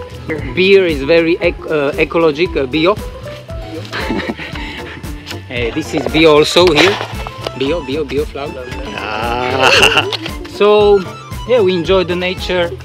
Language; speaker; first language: English; non-native, fluent; Slovak